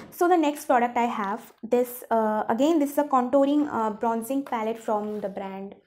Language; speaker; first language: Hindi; non-native, local second language; Bangla